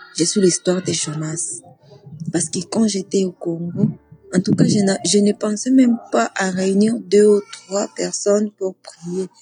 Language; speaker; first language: French; non-native, local second language; Swahili